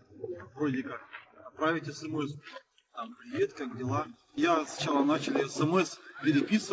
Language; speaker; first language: Russian; native; Russian